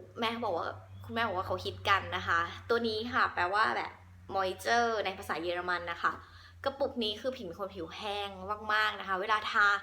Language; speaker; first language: Thai; native; Thai